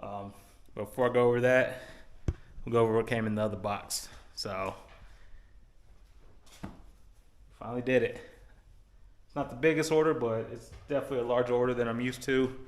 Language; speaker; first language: English; native; English